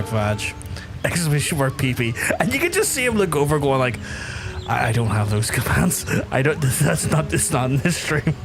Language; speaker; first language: English; native; English